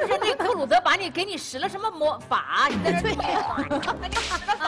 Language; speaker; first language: Chinese; native; Chinese